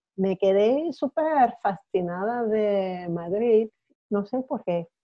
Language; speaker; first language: Spanish; non-native, fluent; English